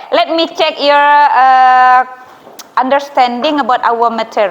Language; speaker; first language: English; non-native, fluent; Indonesian